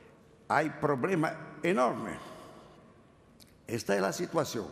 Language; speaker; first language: Spanish; non-native, learner; Italian